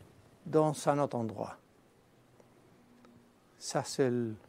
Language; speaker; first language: French; non-native, fluent; Spanish